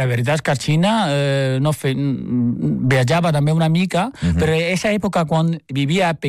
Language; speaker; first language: Catalan; non-native, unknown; Chinese